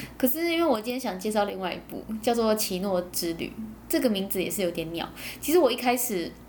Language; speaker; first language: Chinese; native; Chinese